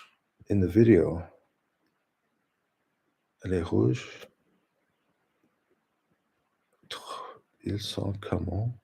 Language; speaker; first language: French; non-native, learner; English